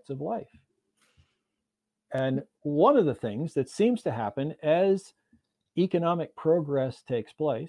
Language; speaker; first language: English; native; English